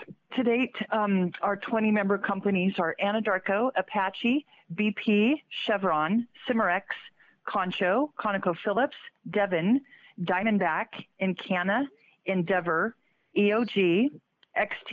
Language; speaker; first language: English; native; English